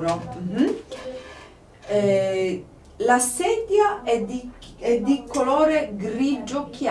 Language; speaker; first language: Italian; non-native, fluent; Polish